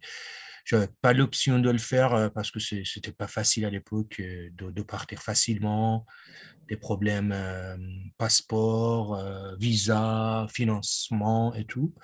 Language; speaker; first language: French; non-native, fluent; Persian